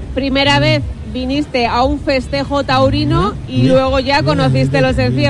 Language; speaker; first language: Spanish; native; Spanish